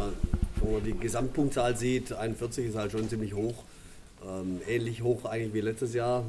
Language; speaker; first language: German; native; German